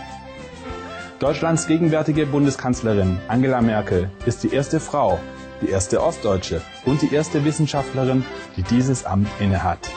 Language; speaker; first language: German; native; German